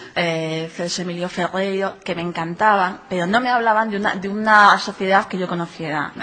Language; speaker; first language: Spanish; native; Spanish